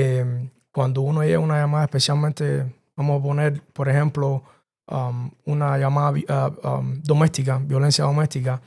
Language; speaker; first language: Spanish; early bilingual, other home language; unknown